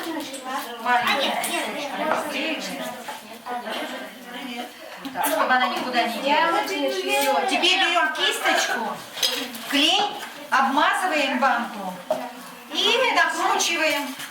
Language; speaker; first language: Russian; native; Russian